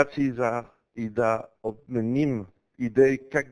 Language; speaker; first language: Bulgarian; non-native, learner; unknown